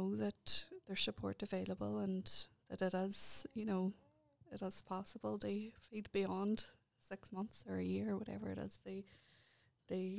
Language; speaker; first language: English; native; English